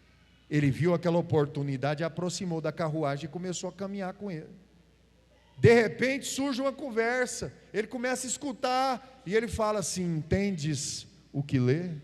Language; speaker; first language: Portuguese; native; Portuguese